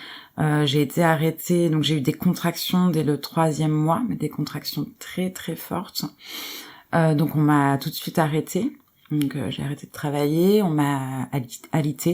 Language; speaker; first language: French; native; French